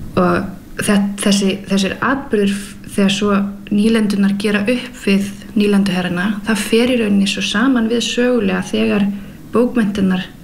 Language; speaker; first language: Icelandic; early bilingual, heritage; Icelandic